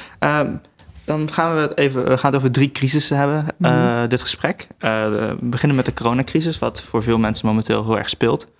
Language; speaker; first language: Dutch; native; Dutch